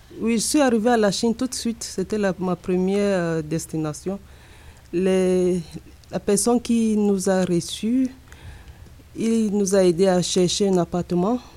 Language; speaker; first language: French; non-native, local second language; English